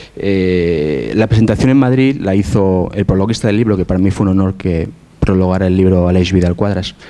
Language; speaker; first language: Spanish; native; Spanish